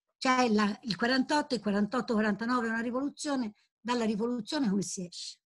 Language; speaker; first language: Italian; native; Italian